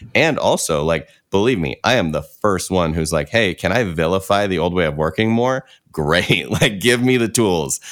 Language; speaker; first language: English; native; English